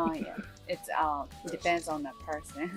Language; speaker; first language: English; non-native, fluent; Japanese